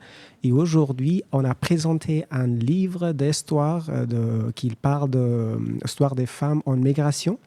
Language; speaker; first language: French; non-native, learner; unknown